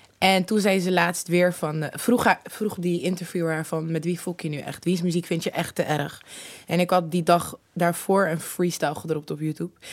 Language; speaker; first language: Dutch; native; Dutch